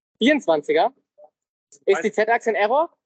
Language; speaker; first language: German; native; German